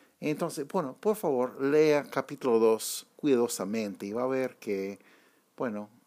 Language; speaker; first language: Spanish; non-native, fluent; English